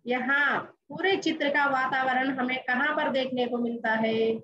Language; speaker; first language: Hindi; non-native, local second language; Telugu